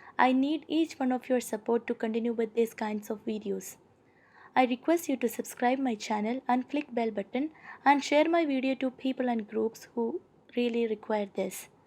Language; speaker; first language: English; non-native, local second language; Malayalam